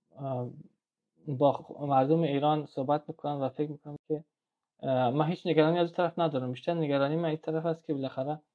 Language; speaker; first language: Persian; native; Persian